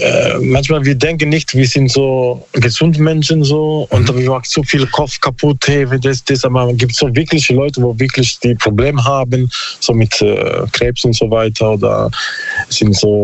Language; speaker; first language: German; non-native, learner; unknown